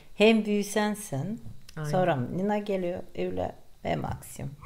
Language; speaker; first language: Turkish; non-native, fluent; Gagauz